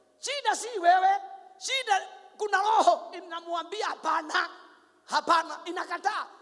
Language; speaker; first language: Swahili; non-native, local second language; Kikuyu